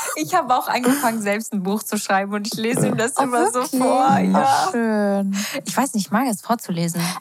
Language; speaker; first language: German; early bilingual, other home language; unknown